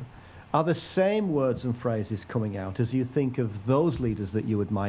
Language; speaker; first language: English; native; English